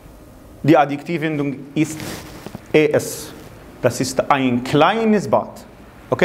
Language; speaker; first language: German; non-native, fluent; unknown